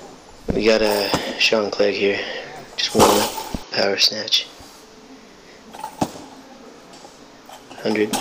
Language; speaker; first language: English; native; English